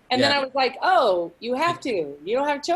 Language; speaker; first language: English; native; English